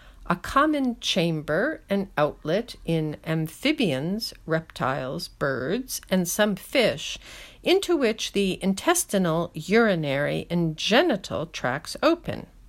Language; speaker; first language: English; native; English